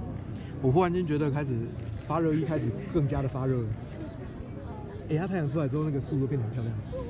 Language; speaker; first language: Chinese; native; Chinese